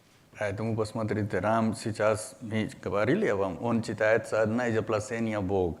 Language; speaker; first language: Russian; non-native, learner; Hindi